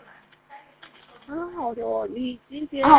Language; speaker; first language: Chinese; non-native, learner; Korean